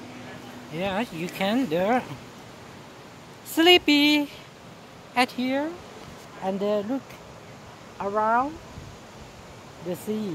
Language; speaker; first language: English; non-native, learner; Thai